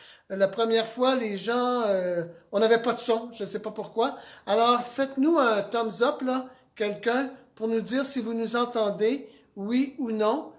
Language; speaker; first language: French; native; French